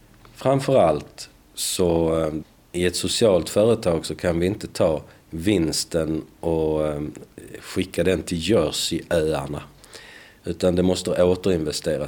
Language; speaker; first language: Swedish; native; Swedish